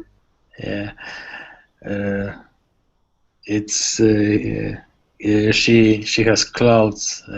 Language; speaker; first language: English; non-native, learner; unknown